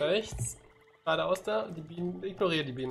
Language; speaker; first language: German; native; German